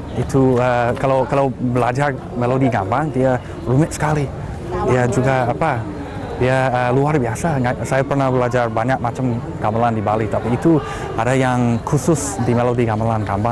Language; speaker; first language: Indonesian; non-native, learner; English